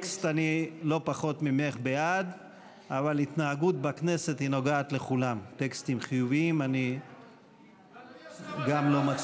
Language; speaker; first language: Hebrew; native; Hebrew